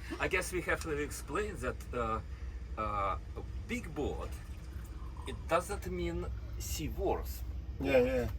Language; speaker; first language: English; non-native, learner; Russian